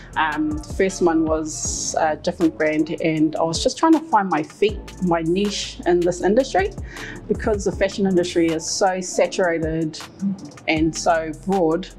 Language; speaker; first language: English; native; English